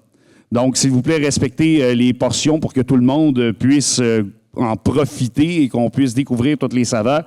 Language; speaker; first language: French; native; French